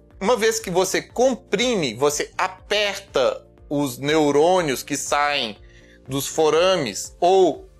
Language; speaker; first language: Portuguese; native; Portuguese